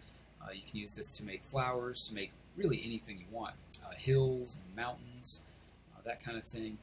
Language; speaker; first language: English; native; English